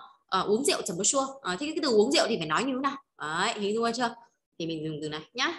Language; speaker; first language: Vietnamese; native; Vietnamese